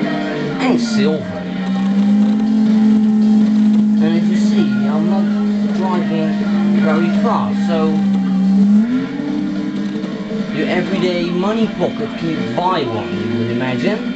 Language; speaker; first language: English; non-native, fluent; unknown